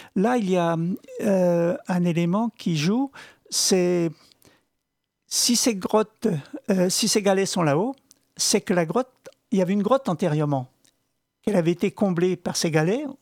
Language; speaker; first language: French; non-native, local second language; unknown